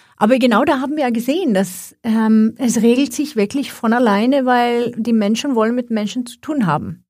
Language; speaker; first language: German; non-native, fluent; Swedish